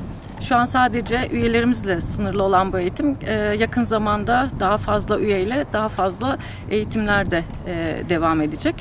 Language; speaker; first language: Turkish; native; Turkish